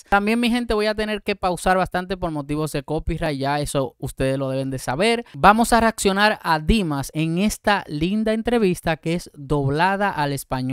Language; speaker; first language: Spanish; native; Spanish